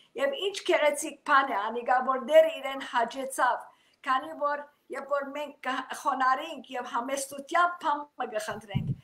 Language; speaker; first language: Armenian; early bilingual, heritage; Armenian